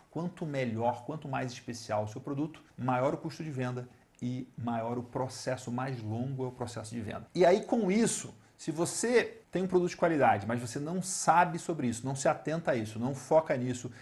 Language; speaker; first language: Portuguese; native; Portuguese